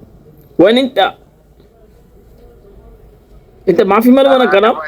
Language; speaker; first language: Arabic; non-native, learner; Bangla